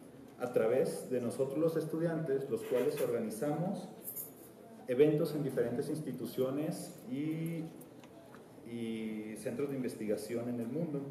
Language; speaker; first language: Spanish; native; Spanish